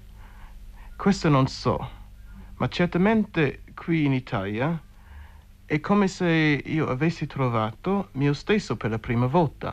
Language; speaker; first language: Italian; non-native, fluent; English